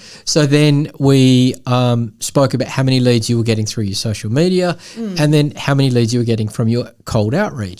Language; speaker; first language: English; native; English